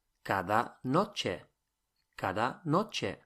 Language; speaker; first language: Spanish; non-native, fluent; English